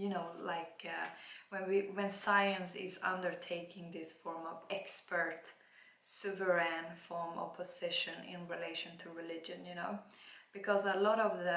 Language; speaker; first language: English; non-native, fluent; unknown